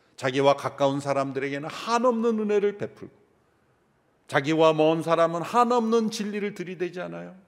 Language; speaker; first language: Korean; native; Korean